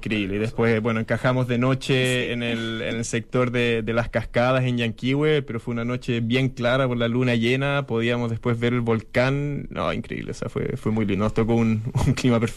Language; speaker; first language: Spanish; native; Spanish